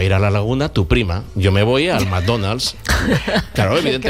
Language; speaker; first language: Spanish; native; Spanish